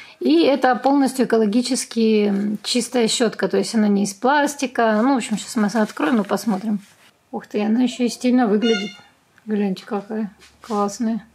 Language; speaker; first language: Russian; native; Russian